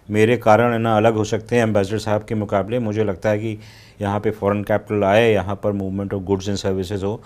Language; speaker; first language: Hindi; native; Hindi